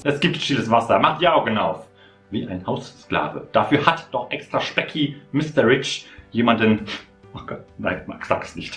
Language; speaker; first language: German; native; German